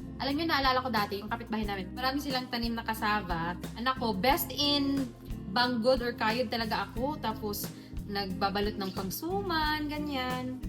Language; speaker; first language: Filipino; non-native, local second language; Hiligaynon